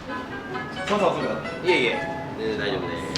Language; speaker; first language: Japanese; native; Japanese